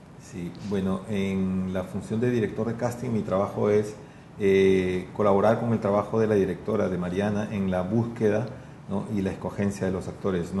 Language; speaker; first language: Spanish; native; Spanish